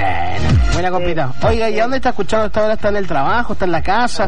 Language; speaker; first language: Spanish; native; Spanish